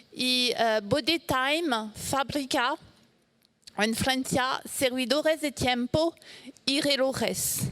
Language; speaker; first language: Spanish; non-native, fluent; French